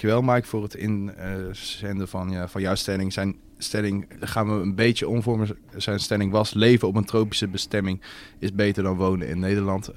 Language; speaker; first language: Dutch; native; Dutch